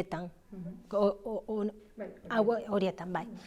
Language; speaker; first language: Basque; non-native, learner; Galician